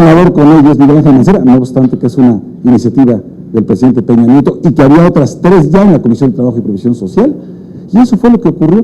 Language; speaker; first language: Spanish; native; Spanish